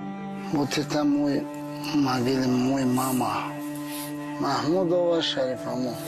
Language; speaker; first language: Russian; non-native, learner; Tajik